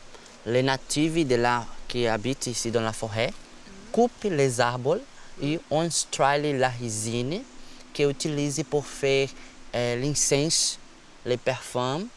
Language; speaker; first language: French; non-native, learner; Portuguese